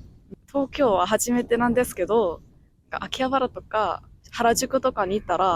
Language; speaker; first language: Japanese; non-native, fluent; Korean